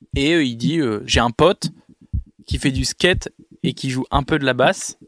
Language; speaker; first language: French; native; French